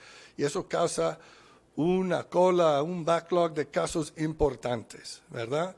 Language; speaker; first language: Spanish; non-native, fluent; English